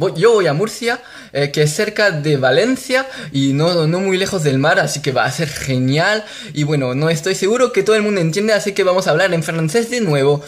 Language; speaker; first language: Spanish; non-native, learner; French